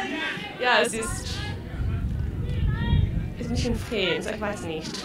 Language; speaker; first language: German; non-native, learner; Dutch